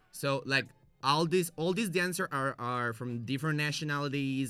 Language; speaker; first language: English; non-native, fluent; Italian